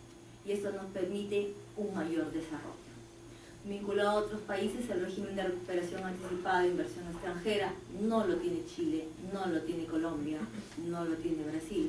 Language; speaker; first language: Spanish; native; Spanish